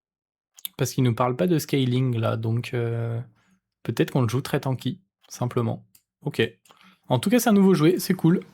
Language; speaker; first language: French; native; French